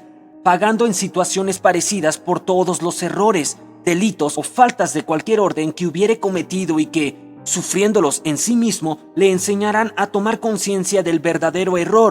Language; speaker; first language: Spanish; native; Spanish